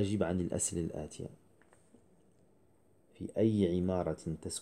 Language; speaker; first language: Arabic; non-native, fluent; French